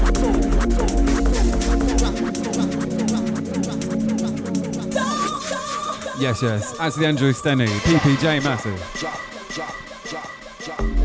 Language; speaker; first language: English; native; English